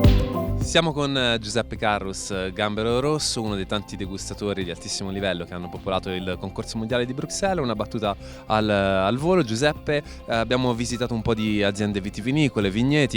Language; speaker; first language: Italian; native; Italian